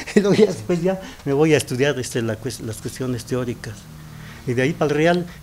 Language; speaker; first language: Spanish; native; Spanish